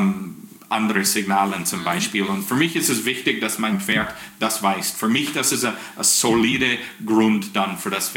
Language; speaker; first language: German; non-native, fluent; English